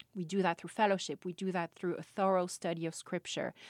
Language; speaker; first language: English; non-native, fluent; French